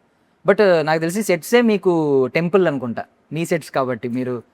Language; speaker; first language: Telugu; native; Telugu